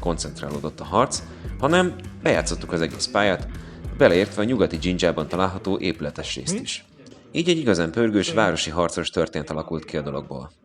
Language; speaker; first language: Hungarian; native; Hungarian